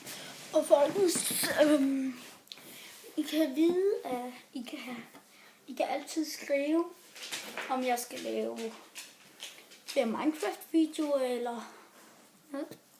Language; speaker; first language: Danish; native; Danish